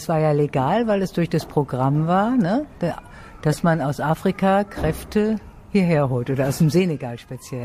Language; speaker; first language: German; native; German